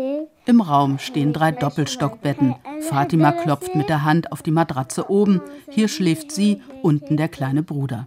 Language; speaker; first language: German; native; German